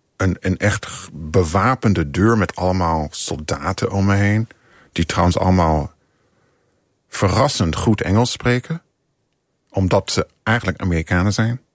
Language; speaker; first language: Dutch; non-native, fluent; English